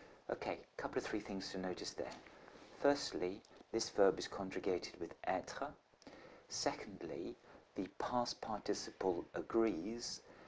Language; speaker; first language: English; native; English